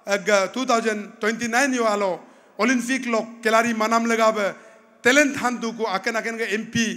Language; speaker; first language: Hindi; non-native, local second language; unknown